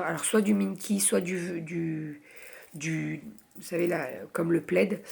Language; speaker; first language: French; native; French